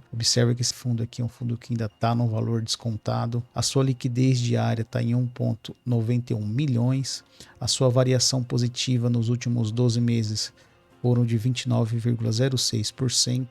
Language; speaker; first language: Portuguese; native; Portuguese